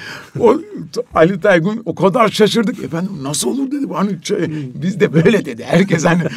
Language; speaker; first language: Turkish; native; Turkish